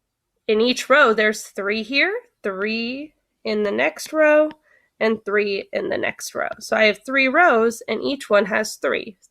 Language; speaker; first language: English; native; English